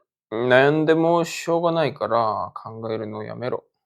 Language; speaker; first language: Japanese; non-native, fluent; Korean